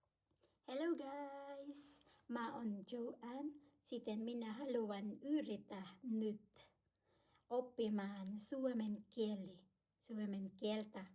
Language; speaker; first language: Finnish; non-native, learner; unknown